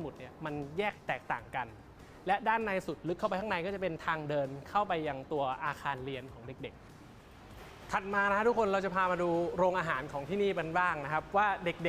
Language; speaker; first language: Thai; native; Thai